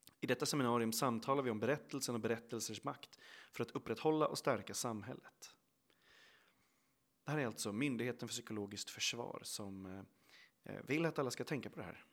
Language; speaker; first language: Swedish; native; Swedish